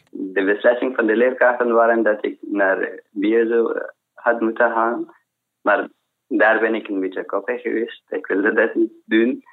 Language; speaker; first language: Dutch; non-native, fluent; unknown